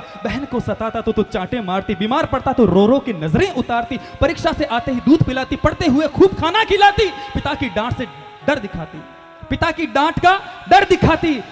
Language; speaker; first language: Hindi; native; Hindi